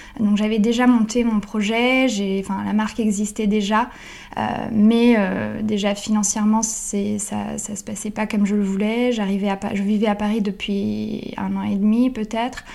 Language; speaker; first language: French; non-native, fluent; Italian